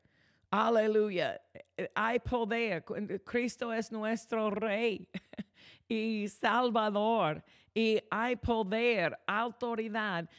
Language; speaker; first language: Spanish; non-native, fluent; English